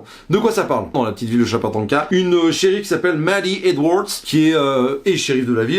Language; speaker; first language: French; native; French